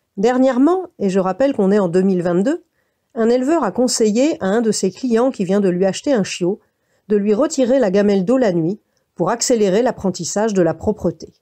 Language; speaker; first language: French; native; French